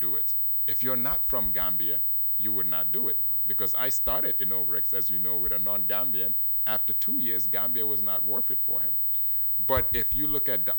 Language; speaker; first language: English; non-native, local second language; Wolof